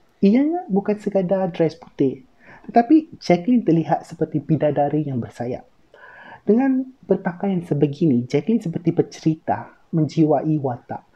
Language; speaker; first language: Malay; native; Malay